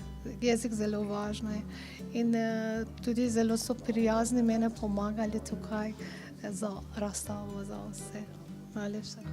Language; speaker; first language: Slovenian; non-native, learner; Persian